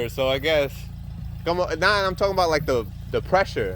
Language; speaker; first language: English; native; English